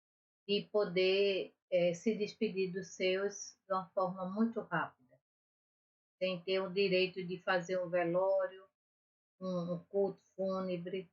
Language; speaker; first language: Portuguese; native; Portuguese